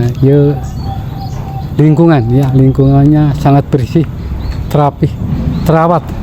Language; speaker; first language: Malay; non-native, local second language; Sundanese